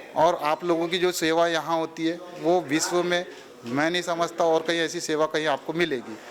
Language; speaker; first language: Hindi; native; Hindi